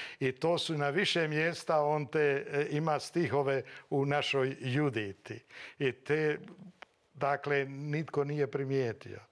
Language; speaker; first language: Croatian; native; Croatian